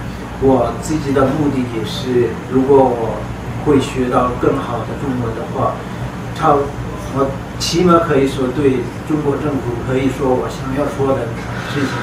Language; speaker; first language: Chinese; non-native, learner; Tibetan